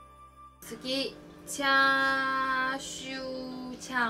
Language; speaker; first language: Japanese; non-native, learner; Chinese